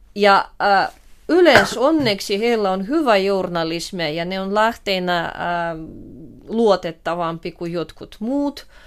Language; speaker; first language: Finnish; non-native, fluent; Russian